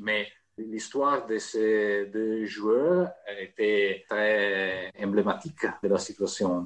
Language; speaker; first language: French; non-native, fluent; Italian